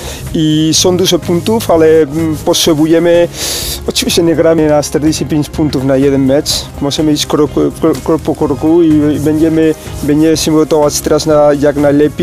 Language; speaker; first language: Polish; non-native, learner; Spanish